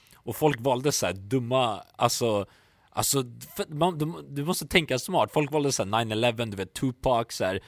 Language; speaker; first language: Swedish; early bilingual, other home language; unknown